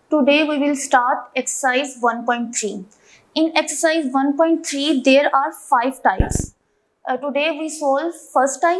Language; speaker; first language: English; non-native, local second language; Urdu